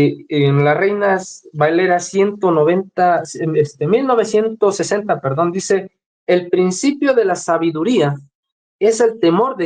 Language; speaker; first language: Spanish; native; Spanish